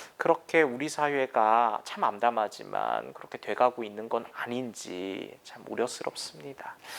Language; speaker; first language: Korean; native; Korean